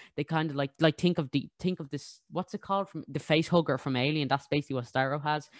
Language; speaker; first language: English; native; English